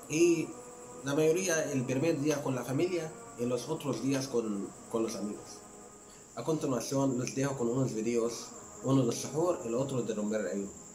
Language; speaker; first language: Spanish; non-native, learner; Arabic